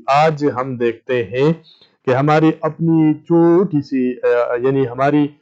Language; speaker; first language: Urdu; native; Urdu